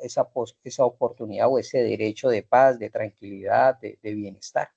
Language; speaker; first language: Spanish; native; Spanish